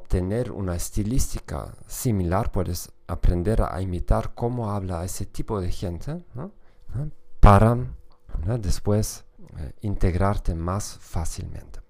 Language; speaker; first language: Spanish; non-native, fluent; German